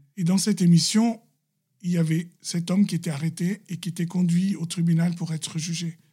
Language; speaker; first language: French; non-native, local second language; Arabic